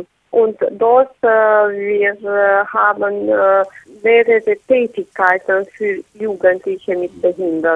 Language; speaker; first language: German; non-native, fluent; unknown